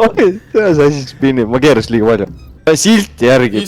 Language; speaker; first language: Estonian; native; Estonian